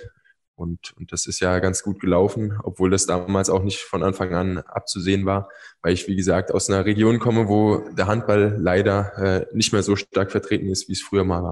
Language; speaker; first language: German; native; German